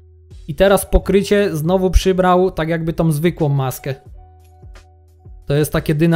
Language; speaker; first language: Polish; native; Polish